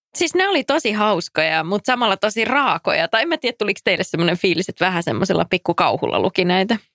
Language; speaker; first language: Finnish; native; Finnish